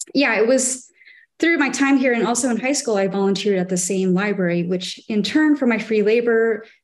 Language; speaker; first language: English; native; English